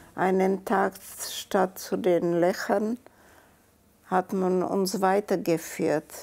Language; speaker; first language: German; non-native, fluent; Czech